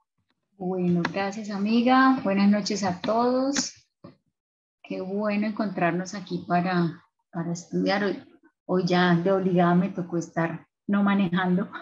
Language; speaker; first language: Spanish; native; Spanish